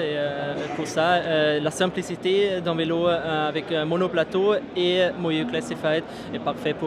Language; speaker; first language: French; non-native, fluent; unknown